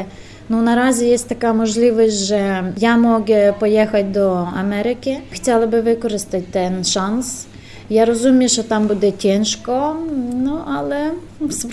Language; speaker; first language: Polish; non-native, learner; Ukrainian